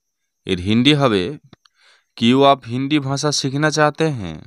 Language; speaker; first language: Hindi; non-native, learner; Bangla